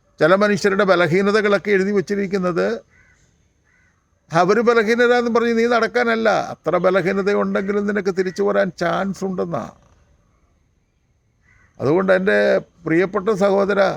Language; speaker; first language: Malayalam; native; Malayalam